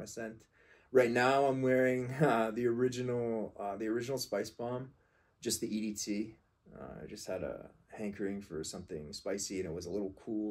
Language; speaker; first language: English; native; English